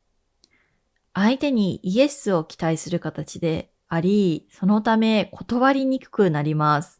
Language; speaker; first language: Japanese; native; Japanese